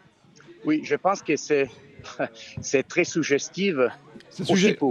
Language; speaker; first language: French; non-native, fluent; Italian